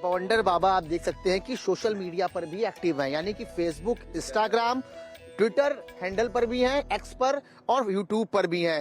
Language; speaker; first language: Hindi; native; Hindi